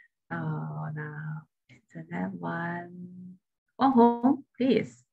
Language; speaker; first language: English; non-native, learner; Chinese